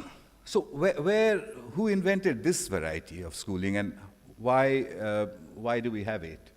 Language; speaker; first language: English; non-native, local second language; Bangla